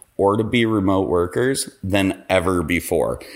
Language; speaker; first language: English; native; English